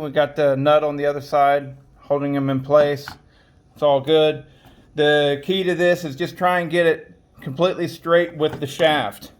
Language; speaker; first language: English; native; English